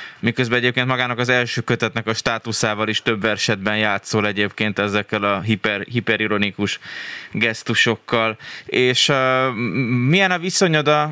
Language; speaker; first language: Hungarian; native; Hungarian